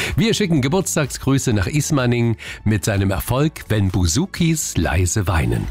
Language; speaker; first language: German; native; German